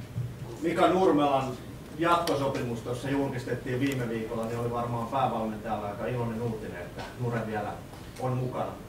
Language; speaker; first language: Finnish; native; Finnish